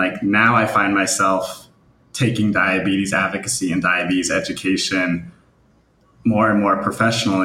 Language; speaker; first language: English; native; English